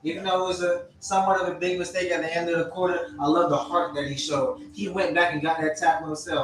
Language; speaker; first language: English; native; English